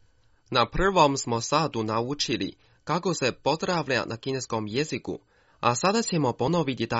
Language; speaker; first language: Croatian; non-native, fluent; Chinese